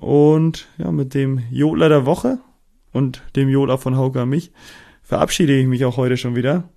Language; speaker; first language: German; native; German